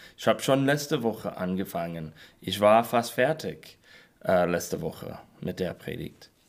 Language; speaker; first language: German; non-native, learner; English